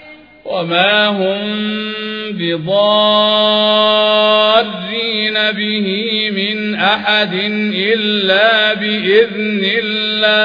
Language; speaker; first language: Arabic; native; Arabic